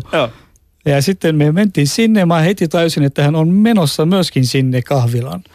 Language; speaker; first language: Finnish; non-native, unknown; Arabic